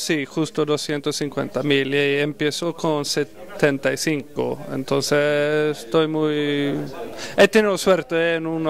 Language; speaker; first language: Spanish; non-native, fluent; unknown